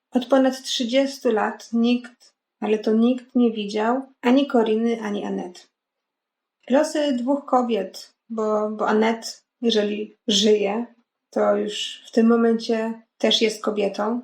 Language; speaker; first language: Polish; native; Polish